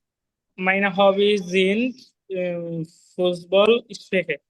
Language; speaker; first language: German; non-native, learner; Bangla